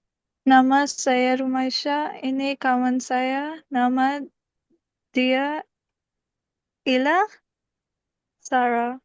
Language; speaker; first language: Indonesian; non-native, learner; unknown